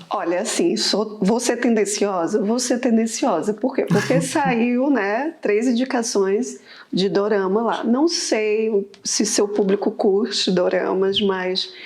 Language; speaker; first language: Portuguese; native; Portuguese